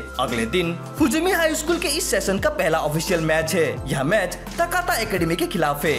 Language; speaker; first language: Hindi; native; Hindi